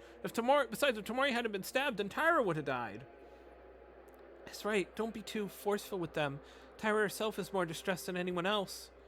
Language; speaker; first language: English; native; English